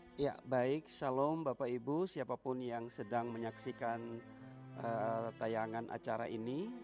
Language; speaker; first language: Indonesian; native; Indonesian